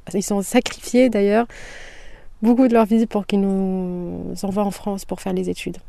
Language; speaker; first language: French; non-native, local second language; Kabyle